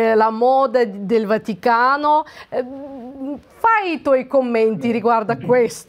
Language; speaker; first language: Italian; non-native, fluent; Russian